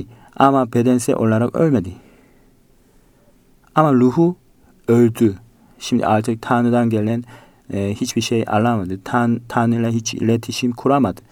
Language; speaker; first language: Turkish; non-native, fluent; Korean